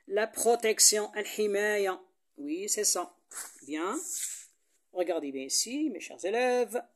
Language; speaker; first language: French; non-native, local second language; Arabic